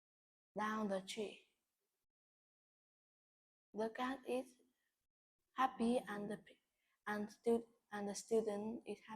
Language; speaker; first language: English; non-native, learner; Vietnamese